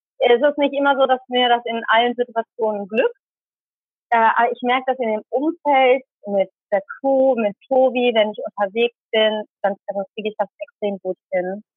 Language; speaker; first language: German; early bilingual, other home language; Tamil